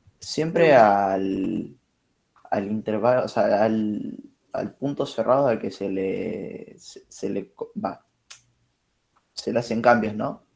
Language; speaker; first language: Spanish; native; Spanish